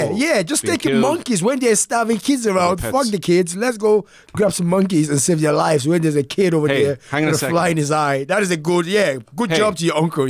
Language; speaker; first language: English; early bilingual, other home language; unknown